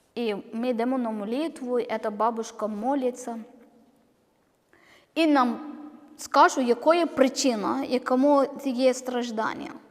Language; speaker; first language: Ukrainian; non-native, learner; Malayalam